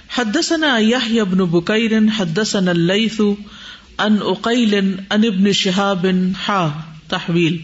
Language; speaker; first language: Urdu; native; Urdu